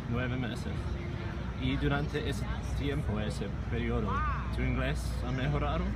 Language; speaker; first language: Spanish; non-native, fluent; English